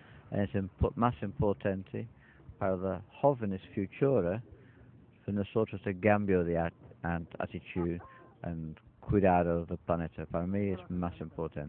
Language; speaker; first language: Spanish; non-native, learner; English